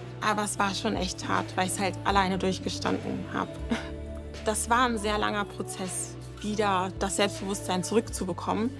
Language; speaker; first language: German; native; German